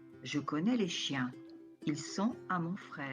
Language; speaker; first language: French; non-native, learner; Spanish